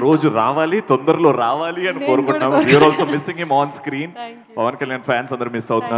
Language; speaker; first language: Telugu; native; Telugu